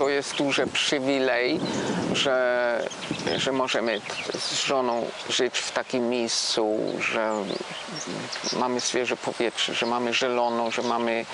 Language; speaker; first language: Polish; non-native, fluent; German